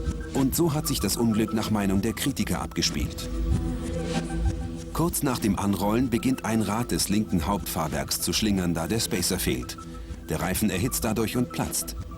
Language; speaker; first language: German; native; German